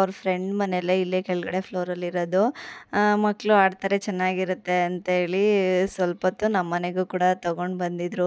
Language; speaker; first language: Kannada; native; Kannada